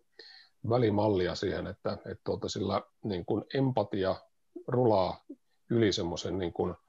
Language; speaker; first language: Finnish; native; Finnish